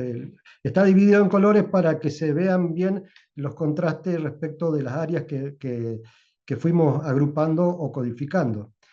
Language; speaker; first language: Spanish; native; Spanish